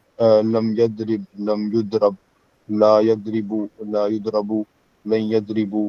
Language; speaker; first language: Arabic; non-native, learner; Urdu